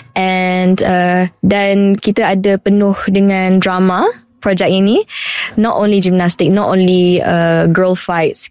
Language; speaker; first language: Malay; non-native, local second language; English